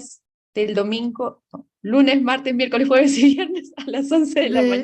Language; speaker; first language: Spanish; native; Spanish